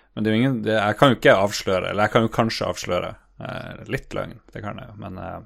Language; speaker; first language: Norwegian; native; Norwegian